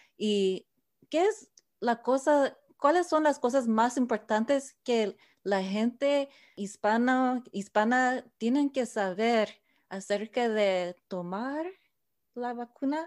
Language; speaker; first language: Spanish; non-native, learner; English